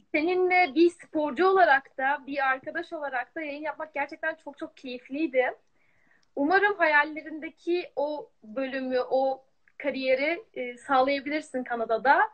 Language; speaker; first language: Turkish; native; Turkish